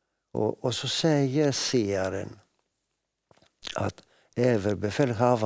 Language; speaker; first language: Swedish; non-native, fluent; Greek